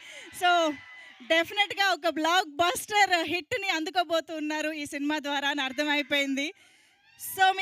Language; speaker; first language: Telugu; native; Telugu